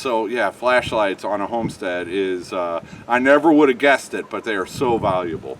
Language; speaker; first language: English; native; English